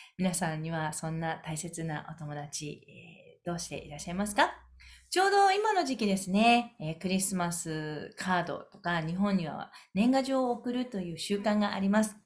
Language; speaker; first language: Japanese; native; Japanese